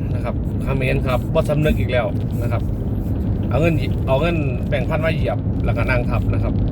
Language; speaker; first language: Thai; native; Thai